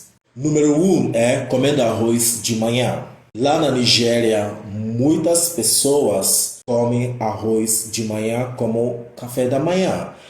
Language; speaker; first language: Portuguese; non-native, fluent; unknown